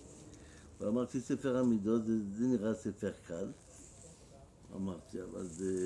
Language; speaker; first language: Hebrew; non-native, fluent; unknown